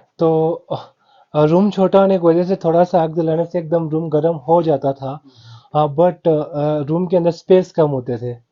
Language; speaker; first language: Hindi; non-native, local second language; Balti